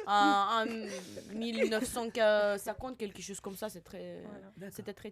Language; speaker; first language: French; non-native, learner; Russian